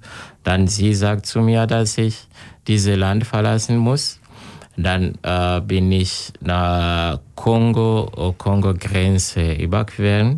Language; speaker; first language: German; non-native, learner; Kinyarwanda